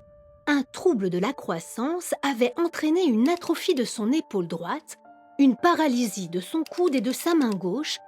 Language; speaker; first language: French; native; French